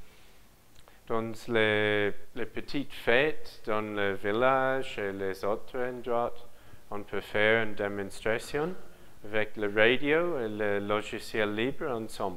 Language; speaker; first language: French; non-native, learner; English